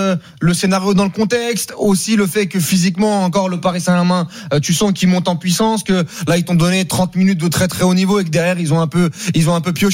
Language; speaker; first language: French; native; French